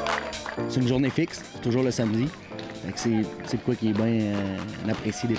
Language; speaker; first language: French; native; French